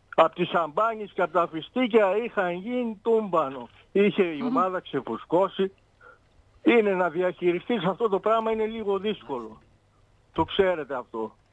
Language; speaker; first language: Greek; native; Greek